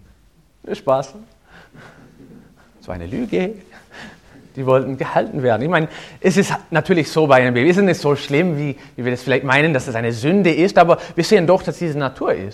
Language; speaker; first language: German; non-native, fluent; English